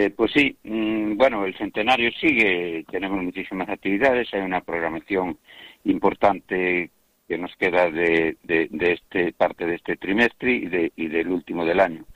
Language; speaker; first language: Spanish; native; Spanish